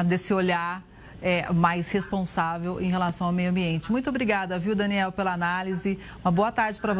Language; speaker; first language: Portuguese; native; Portuguese